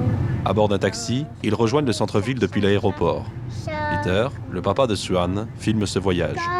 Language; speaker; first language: French; native; French